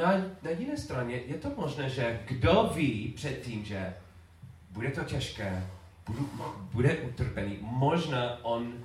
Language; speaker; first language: Czech; non-native, learner; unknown